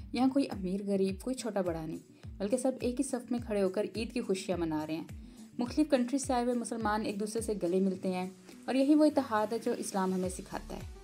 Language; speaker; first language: Urdu; native; Urdu